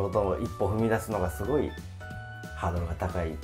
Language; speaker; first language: Japanese; native; Japanese